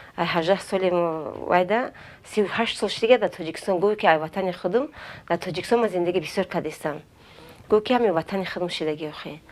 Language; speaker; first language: Tajik; non-native, fluent; Avaric